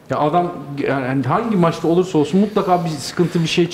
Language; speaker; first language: Turkish; native; Turkish